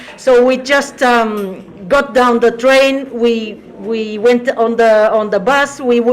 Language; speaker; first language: English; non-native, fluent; Portuguese